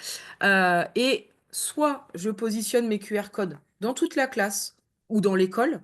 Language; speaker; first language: French; native; French